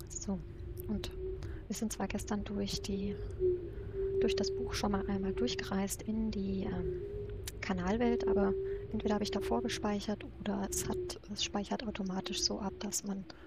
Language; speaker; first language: German; native; German